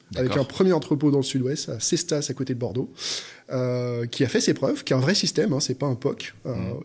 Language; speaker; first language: French; native; French